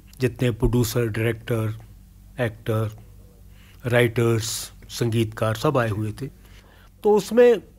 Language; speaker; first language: Hindi; native; Hindi